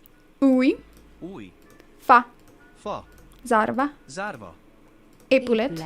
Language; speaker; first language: Hungarian; non-native, learner; English